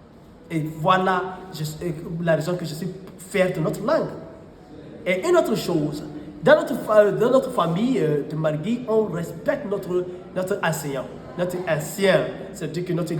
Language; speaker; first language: French; non-native, fluent; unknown